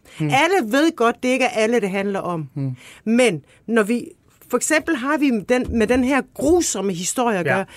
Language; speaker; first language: Danish; early bilingual, other home language; Turkish